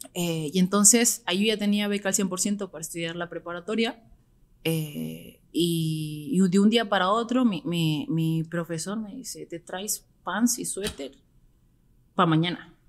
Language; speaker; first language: Spanish; native; Spanish